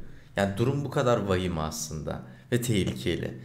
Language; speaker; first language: Turkish; native; Turkish